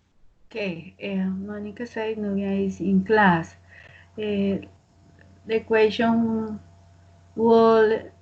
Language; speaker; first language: English; non-native, learner; Spanish